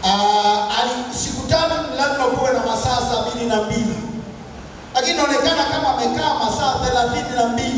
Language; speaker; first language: Swahili; native; Swahili